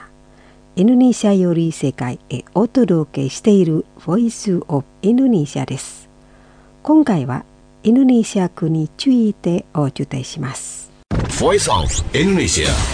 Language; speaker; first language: Japanese; non-native, fluent; Indonesian